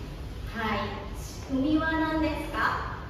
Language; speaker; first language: Japanese; non-native, fluent; Indonesian